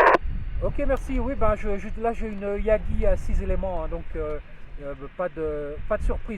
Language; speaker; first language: French; native; French